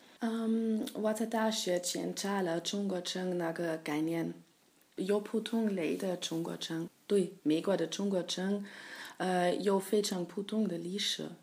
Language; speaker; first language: Chinese; non-native, learner; German